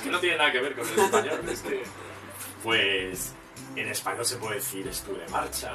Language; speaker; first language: Spanish; native; Spanish